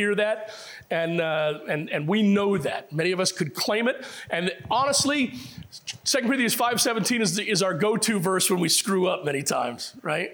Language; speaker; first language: English; native; English